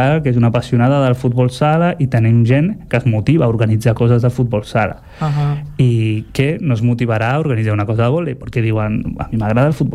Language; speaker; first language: Catalan; non-native, fluent; Berber languages